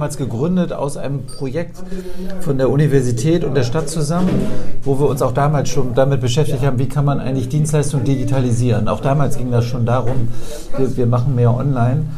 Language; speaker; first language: German; native; German